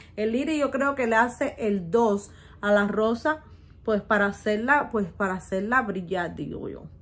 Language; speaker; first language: Spanish; native; Spanish